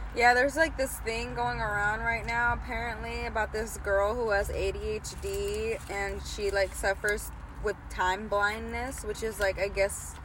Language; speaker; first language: English; early bilingual, other home language; Spanish